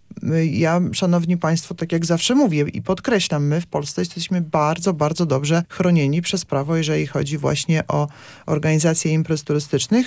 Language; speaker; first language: Polish; native; Polish